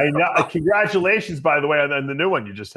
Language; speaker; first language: English; native; English